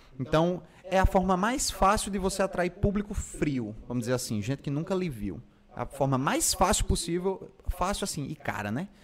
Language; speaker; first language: Portuguese; native; Portuguese